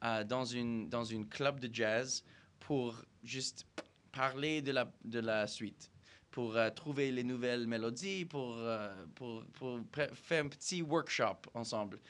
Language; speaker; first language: French; non-native, fluent; English